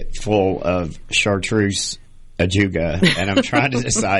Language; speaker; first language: English; native; English